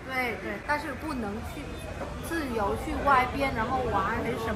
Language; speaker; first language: Chinese; non-native, learner; Vietnamese